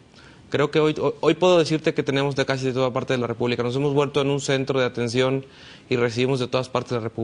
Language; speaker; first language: Spanish; native; Spanish